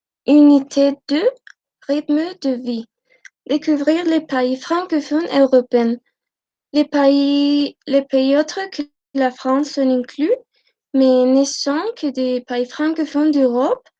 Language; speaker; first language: French; non-native, learner; Spanish